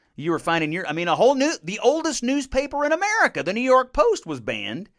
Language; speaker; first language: English; native; English